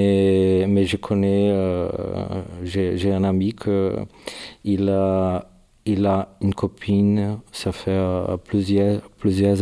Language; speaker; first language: French; non-native, learner; Portuguese